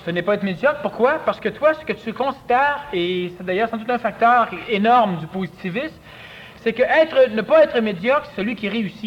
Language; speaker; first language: French; native; French